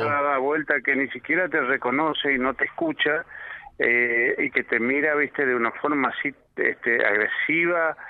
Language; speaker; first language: Spanish; native; Spanish